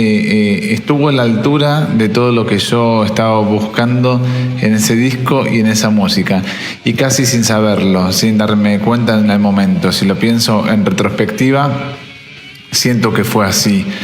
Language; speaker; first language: Spanish; native; Spanish